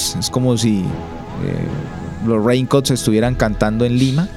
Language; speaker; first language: Spanish; native; Spanish